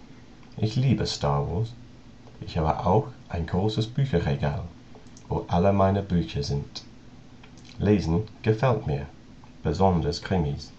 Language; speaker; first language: German; non-native, learner; English